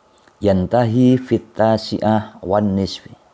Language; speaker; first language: Arabic; non-native, learner; Indonesian